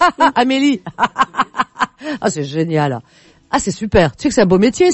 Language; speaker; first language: French; native; French